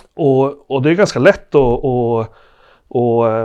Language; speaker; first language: Swedish; native; Swedish